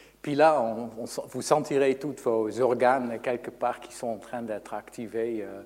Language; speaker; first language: French; non-native, fluent; Dutch